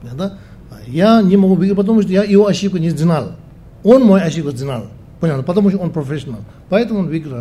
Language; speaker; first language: Russian; non-native, learner; Tibetan